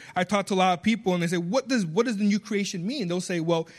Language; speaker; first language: English; early bilingual, other home language; Spanish